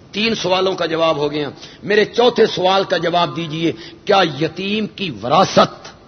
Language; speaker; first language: Urdu; non-native, local second language; Punjabi